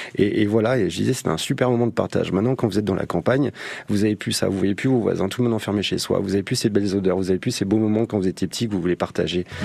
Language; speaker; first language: French; native; French